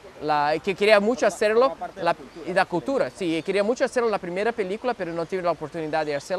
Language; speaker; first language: Spanish; non-native, learner; Portuguese